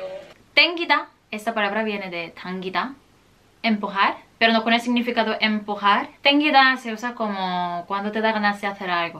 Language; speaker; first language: Spanish; non-native, fluent; Korean